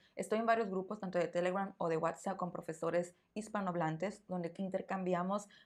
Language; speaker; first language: Spanish; native; Spanish